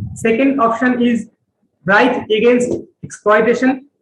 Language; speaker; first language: English; non-native, local second language; Bangla